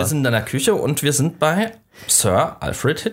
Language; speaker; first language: German; native; German